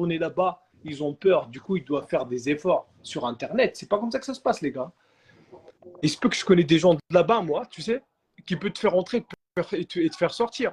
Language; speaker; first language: French; native; French